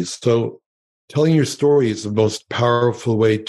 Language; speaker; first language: English; early bilingual, other home language; Yiddish